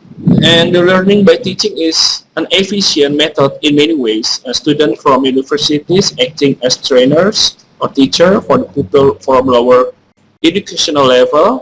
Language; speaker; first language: English; non-native, fluent; Indonesian